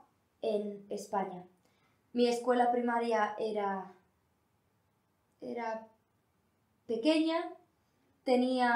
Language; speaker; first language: Spanish; non-native, learner; English